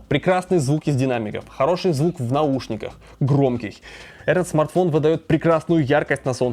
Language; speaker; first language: Russian; native; Russian